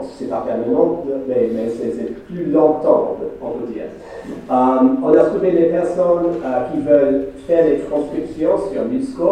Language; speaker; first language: French; non-native, fluent; English